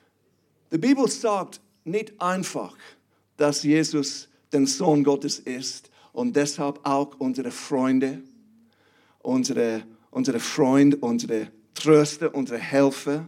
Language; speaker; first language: German; non-native, fluent; English